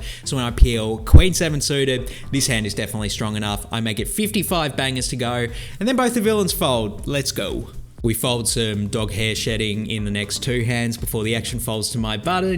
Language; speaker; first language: English; native; English